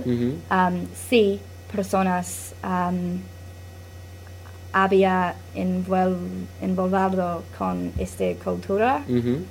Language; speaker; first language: Spanish; non-native, learner; English